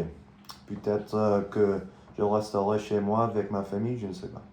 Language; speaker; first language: French; non-native, learner; English